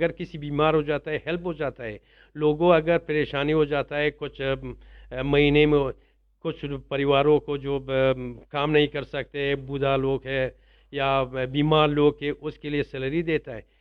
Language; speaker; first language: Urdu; non-native, learner; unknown